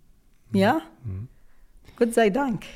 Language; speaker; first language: German; non-native, local second language; Arabic